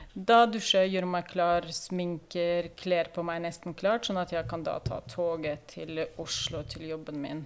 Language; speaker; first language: Norwegian; non-native, fluent; Ukrainian